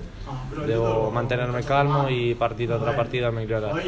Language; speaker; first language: Italian; non-native, learner; Spanish